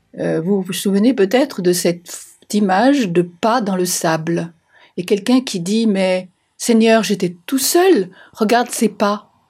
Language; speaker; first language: French; native; French